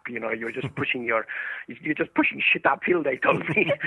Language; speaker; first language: English; early bilingual, other home language; Estonian